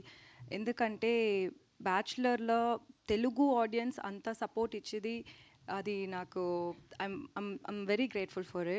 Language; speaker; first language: Telugu; non-native, learner; Tamil